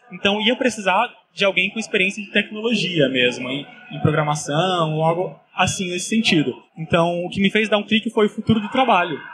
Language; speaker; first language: Portuguese; native; Portuguese